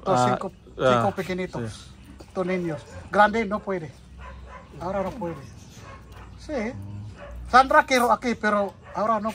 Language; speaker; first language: Spanish; non-native, learner; Filipino